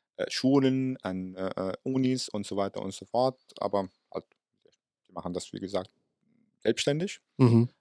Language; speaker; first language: German; non-native, fluent; Arabic